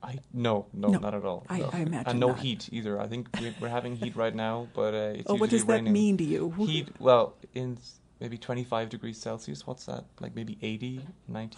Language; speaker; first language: English; native; English